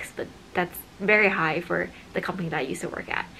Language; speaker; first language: English; native; English